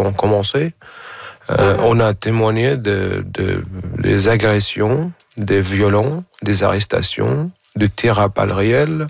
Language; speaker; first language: French; non-native, fluent; Arabic